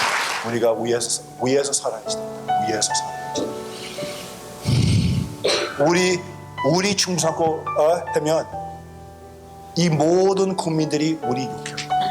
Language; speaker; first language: Korean; early bilingual, heritage; Korean